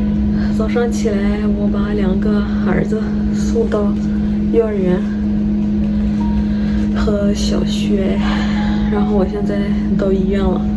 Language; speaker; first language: Chinese; non-native, fluent; French